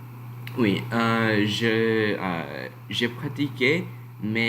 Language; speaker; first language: French; non-native, learner; English